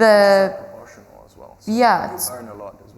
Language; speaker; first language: English; non-native, fluent; French